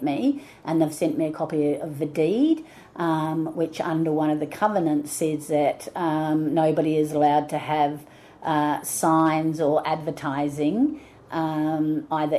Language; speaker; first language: English; native; English